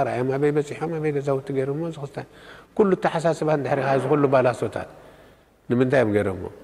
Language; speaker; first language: Tigrinya; non-native, local second language; Italian